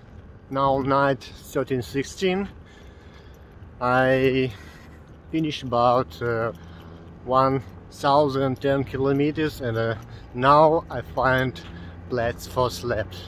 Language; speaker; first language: English; non-native, learner; Russian